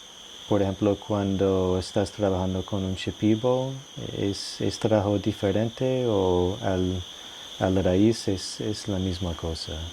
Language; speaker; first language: Spanish; non-native, fluent; English